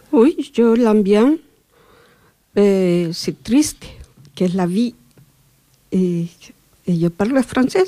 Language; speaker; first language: French; non-native, learner; Spanish